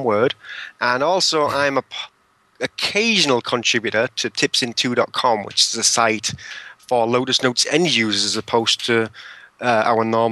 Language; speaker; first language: English; native; English